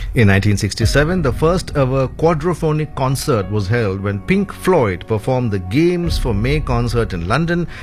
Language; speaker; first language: English; early bilingual, other home language; Hindi